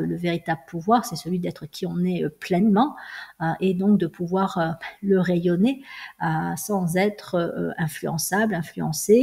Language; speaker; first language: French; native; French